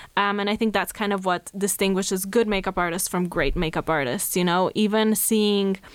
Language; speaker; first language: English; non-native, fluent; Slovenian